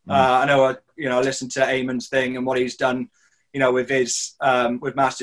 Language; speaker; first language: English; native; English